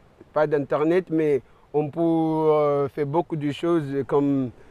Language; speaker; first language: French; non-native, fluent; Kabuverdianu